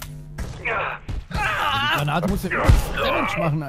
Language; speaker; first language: German; native; German